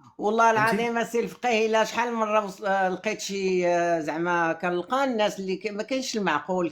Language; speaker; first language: Arabic; native; Arabic